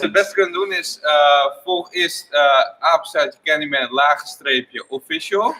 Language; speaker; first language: Dutch; native; Dutch